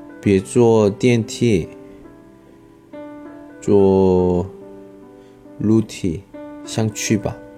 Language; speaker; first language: Chinese; non-native, learner; Korean